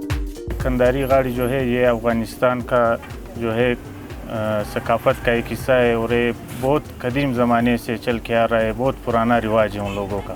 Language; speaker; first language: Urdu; non-native, local second language; Pashto